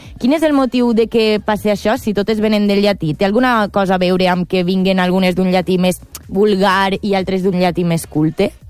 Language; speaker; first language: Catalan; native; Catalan